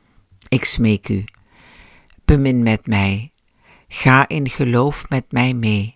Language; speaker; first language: Dutch; native; Dutch